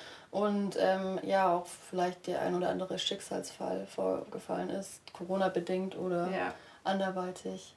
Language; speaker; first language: German; native; German